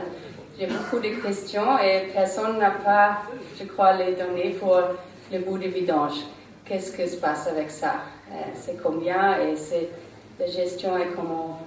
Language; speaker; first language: French; non-native, learner; German